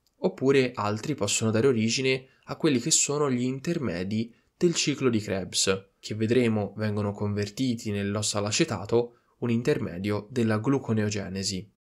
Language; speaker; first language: Italian; native; Italian